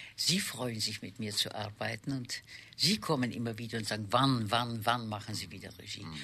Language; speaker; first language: German; native; German